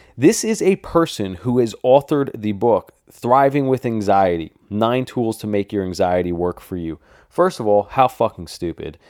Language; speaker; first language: English; native; English